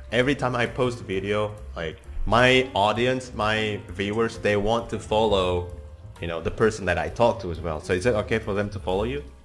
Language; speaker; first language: English; non-native, fluent; Indonesian